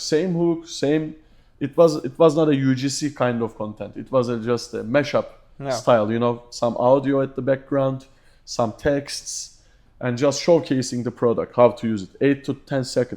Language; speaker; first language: English; non-native, fluent; Turkish